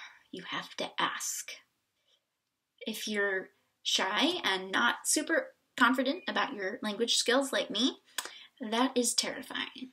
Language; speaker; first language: English; native; English